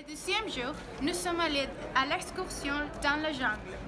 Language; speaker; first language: French; non-native, learner; Spanish